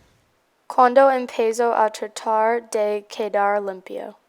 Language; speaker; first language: Spanish; non-native, learner; English